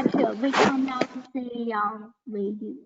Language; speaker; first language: English; non-native, learner; Chinese